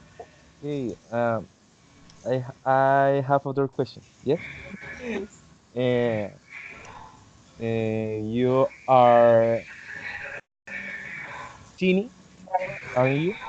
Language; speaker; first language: English; non-native, learner; Spanish